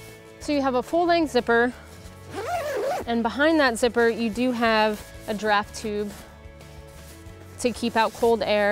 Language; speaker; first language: English; native; English